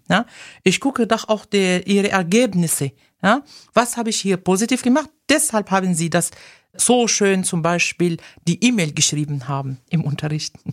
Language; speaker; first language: German; non-native, fluent; Arabic